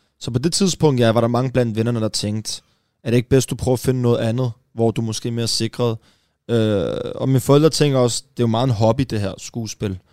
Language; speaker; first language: Danish; early bilingual, other home language; Persian